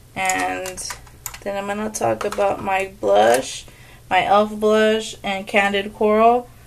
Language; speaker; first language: English; early bilingual, other home language; Spanish